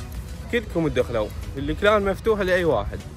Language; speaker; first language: Arabic; native; Arabic